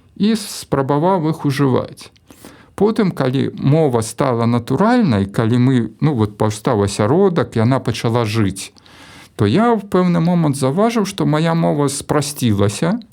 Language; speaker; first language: Belarusian; non-native, local second language; Russian